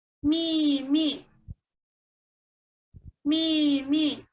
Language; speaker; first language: Chinese; non-native, fluent; Thai